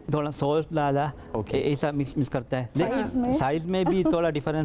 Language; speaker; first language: Hindi; non-native, learner; Divehi